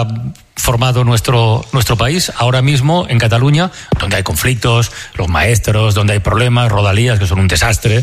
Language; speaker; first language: Spanish; native; Spanish